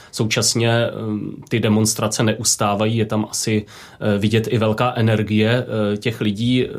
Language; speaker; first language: Czech; native; Czech